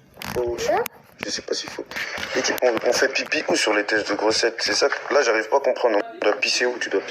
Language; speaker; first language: French; native; French